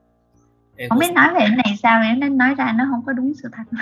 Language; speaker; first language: Vietnamese; native; Vietnamese